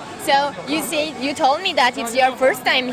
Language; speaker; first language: English; non-native, learner; Mongolian